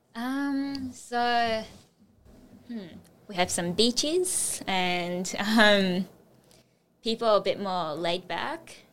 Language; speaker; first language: English; non-native, fluent; Japanese